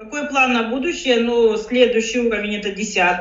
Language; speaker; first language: Russian; native; Russian